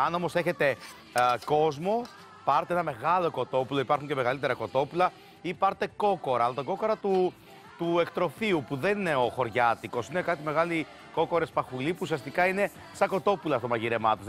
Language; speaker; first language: Greek; native; Greek